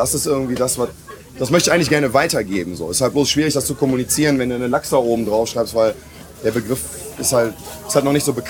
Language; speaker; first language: German; native; German